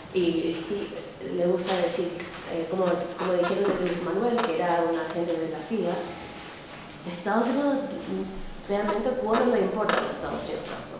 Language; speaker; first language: Spanish; non-native, fluent; English